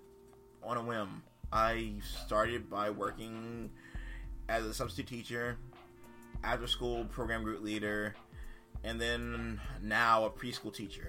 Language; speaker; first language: English; native; English